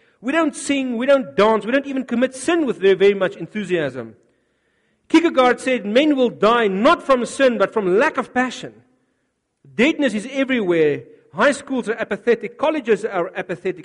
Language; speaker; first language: English; non-native, local second language; Afrikaans